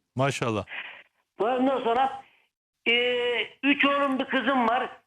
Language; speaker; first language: Turkish; native; Turkish